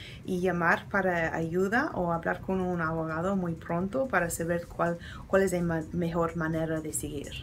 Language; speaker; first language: Spanish; non-native, learner; English